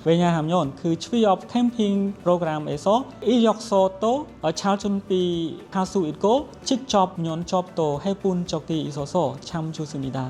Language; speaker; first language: Korean; non-native, learner; Khmer